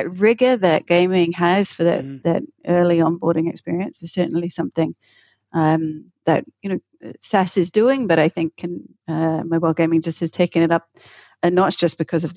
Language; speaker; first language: English; native; English